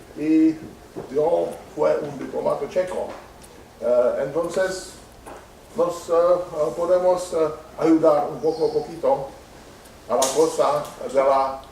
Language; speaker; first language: Spanish; non-native, learner; Czech